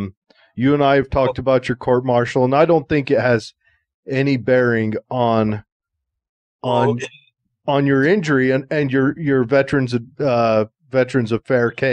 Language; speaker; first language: English; native; English